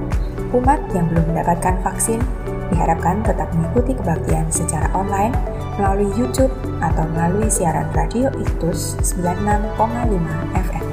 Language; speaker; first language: Indonesian; native; Indonesian